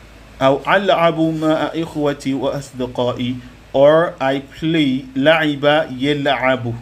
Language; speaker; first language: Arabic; non-native, fluent; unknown